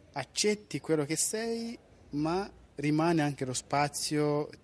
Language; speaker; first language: Italian; non-native, fluent; Kinyarwanda